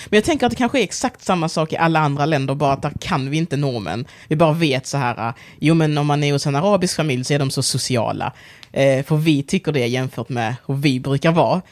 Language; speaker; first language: Swedish; native; Swedish